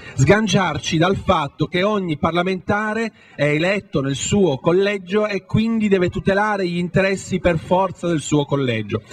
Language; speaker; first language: Italian; native; Italian